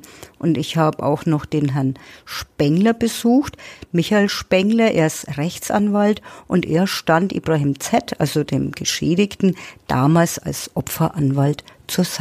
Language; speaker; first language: German; native; German